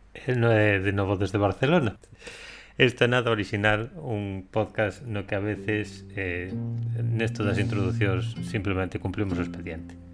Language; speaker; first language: Galician; non-native, local second language; Spanish